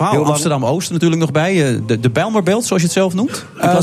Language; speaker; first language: Dutch; native; Dutch